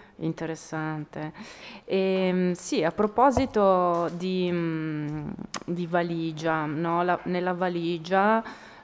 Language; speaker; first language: Italian; native; Italian